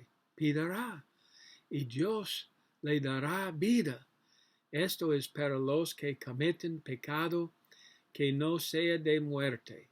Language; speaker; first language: Spanish; non-native, learner; English